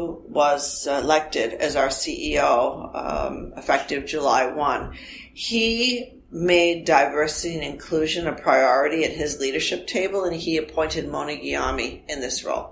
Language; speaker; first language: English; early bilingual, other home language; Armenian